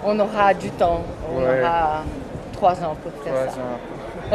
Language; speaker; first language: French; non-native, fluent; Portuguese